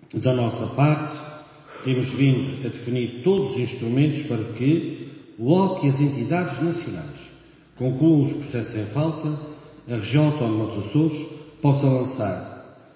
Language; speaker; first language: Portuguese; native; Portuguese